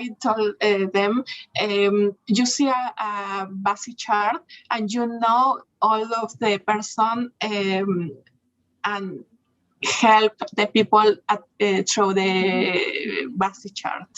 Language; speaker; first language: English; non-native, learner; Spanish